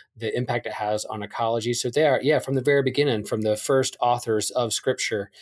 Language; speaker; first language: English; native; English